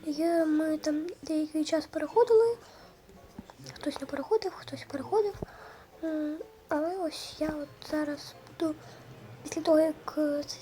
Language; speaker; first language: Ukrainian; non-native, local second language; Russian